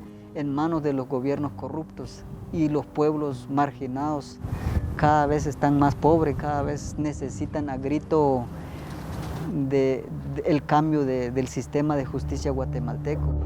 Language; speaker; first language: Spanish; native; Spanish